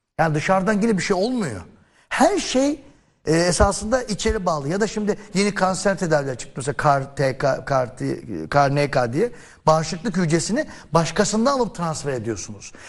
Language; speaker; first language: Turkish; native; Turkish